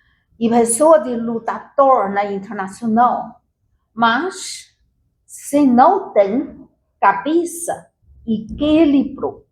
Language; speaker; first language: Portuguese; non-native, learner; Chinese